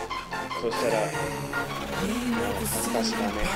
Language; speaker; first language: Japanese; non-native, learner; English